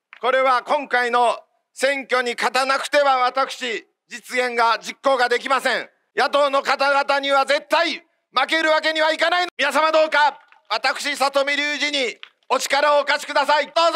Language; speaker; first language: Japanese; native; Japanese